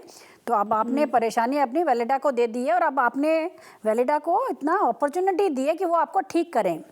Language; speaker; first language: Hindi; native; Hindi